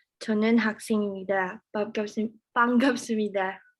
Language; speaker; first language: Korean; non-native, learner; Indonesian